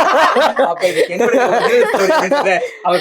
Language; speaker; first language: Tamil; native; Tamil